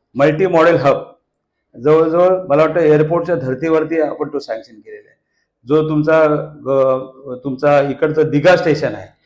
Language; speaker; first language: Marathi; native; Marathi